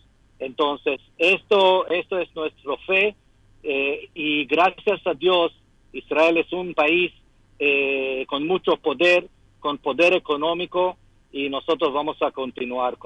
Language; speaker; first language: Spanish; non-native, fluent; Hebrew